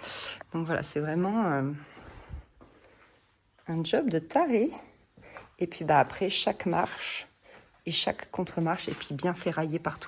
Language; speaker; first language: French; native; French